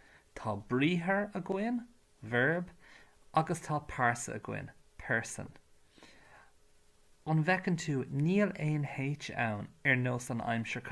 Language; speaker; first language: Irish; non-native, local second language; English